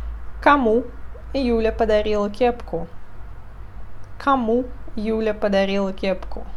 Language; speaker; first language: Russian; non-native, fluent; Portuguese